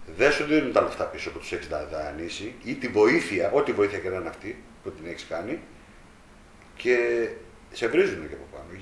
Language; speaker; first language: Greek; native; Greek